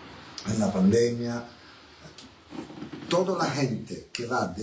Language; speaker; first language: Spanish; non-native, learner; Italian